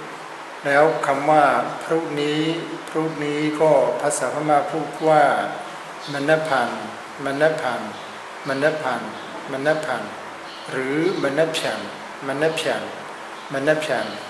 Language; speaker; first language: Thai; non-native, fluent; Burmese